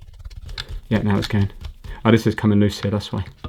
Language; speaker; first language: English; native; English